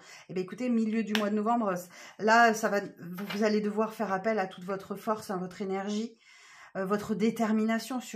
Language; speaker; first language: French; native; French